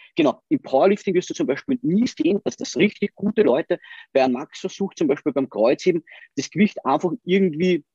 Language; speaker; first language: German; native; German